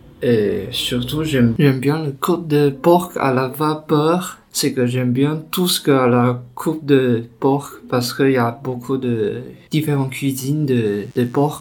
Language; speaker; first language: French; non-native, learner; Chinese